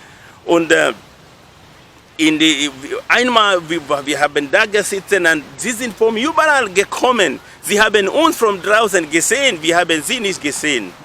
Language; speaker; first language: German; non-native, learner; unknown